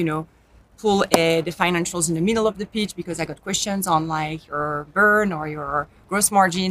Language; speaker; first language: English; non-native, fluent; French